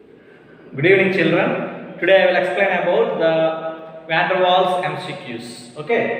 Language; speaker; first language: English; non-native, local second language; Telugu